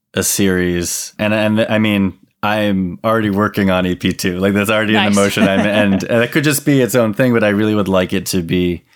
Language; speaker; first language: English; native; English